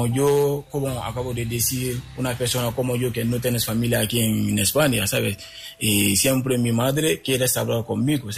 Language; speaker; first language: Spanish; non-native, local second language; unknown